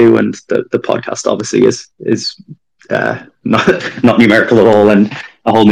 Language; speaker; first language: English; native; English